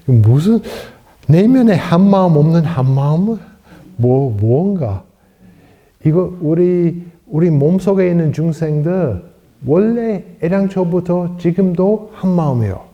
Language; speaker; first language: Korean; non-native, fluent; English